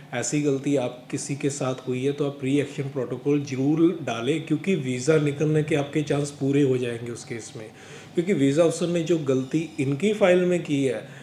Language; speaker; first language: Hindi; non-native, local second language; Punjabi